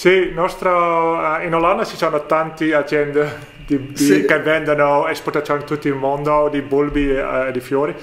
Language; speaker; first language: Italian; non-native, learner; Dutch